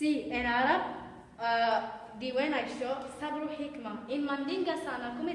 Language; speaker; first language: Catalan; non-native, learner; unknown